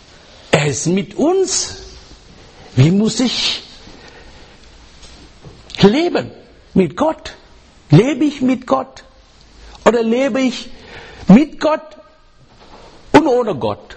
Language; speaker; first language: German; non-native, learner; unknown